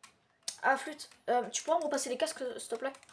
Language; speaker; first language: French; native; French